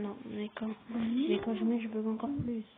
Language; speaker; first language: French; native; French